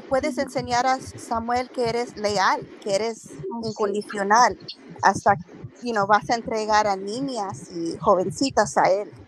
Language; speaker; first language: Spanish; early bilingual, heritage; Spanish